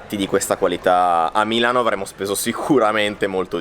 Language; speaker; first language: Italian; native; Italian